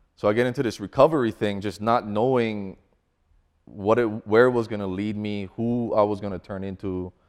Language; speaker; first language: English; native; English